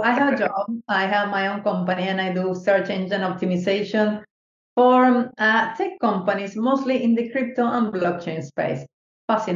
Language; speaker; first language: English; non-native, fluent; Spanish